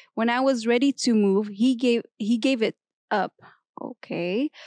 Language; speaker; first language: English; non-native, fluent; Arabic